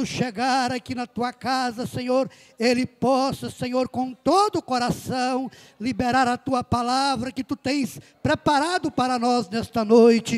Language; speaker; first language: Portuguese; native; Portuguese